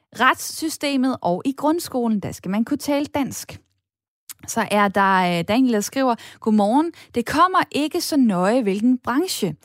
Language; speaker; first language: Danish; native; Danish